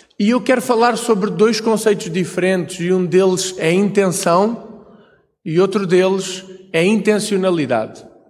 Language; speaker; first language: Portuguese; native; Portuguese